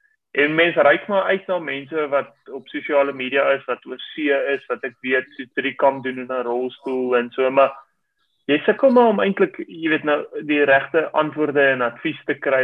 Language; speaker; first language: Afrikaans; native; Afrikaans